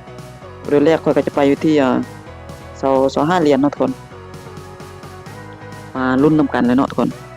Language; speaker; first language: Thai; non-native, local second language; Lao